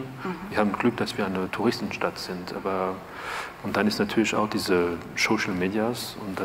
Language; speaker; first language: German; non-native, fluent; French